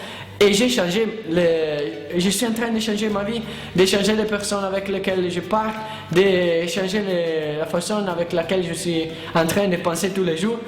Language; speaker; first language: French; non-native, learner; Italian